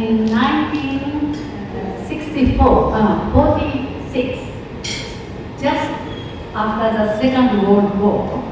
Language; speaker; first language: English; non-native, learner; Japanese